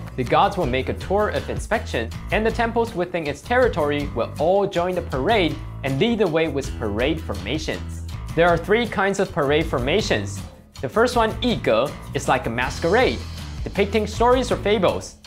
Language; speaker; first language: English; non-native, fluent; Chinese